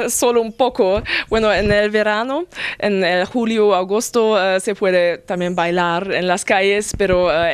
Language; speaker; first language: Spanish; non-native, fluent; German